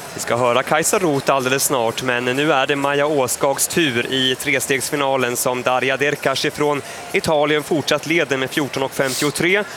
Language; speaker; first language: Swedish; native; Swedish